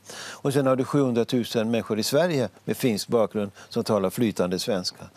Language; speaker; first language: Swedish; native; Swedish